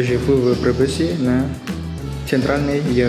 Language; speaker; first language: Russian; non-native, learner; Indonesian